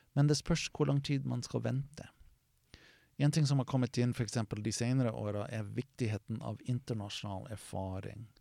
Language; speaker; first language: Norwegian; non-native, fluent; English